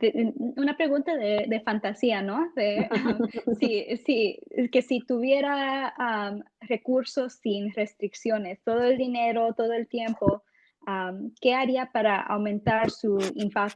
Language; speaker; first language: Spanish; early bilingual, heritage; English